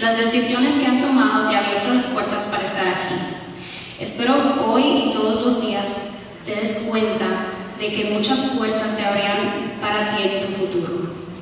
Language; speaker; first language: Spanish; early bilingual, other home language; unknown